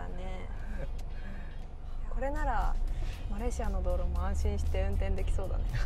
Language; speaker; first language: Japanese; native; Japanese